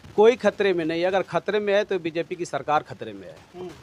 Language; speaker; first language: Hindi; native; Hindi